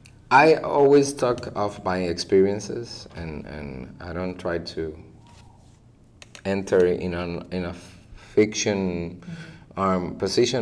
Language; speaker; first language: English; non-native, fluent; Spanish